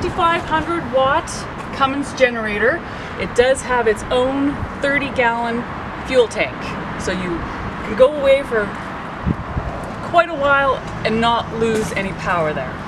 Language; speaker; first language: English; native; English